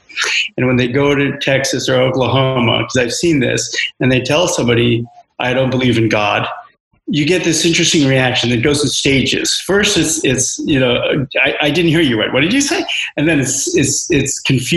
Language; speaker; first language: English; native; English